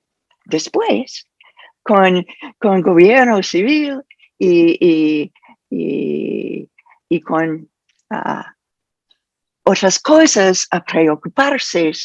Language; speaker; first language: Spanish; non-native, fluent; English